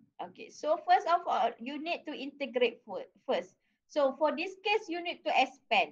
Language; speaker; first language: English; non-native, local second language; Malay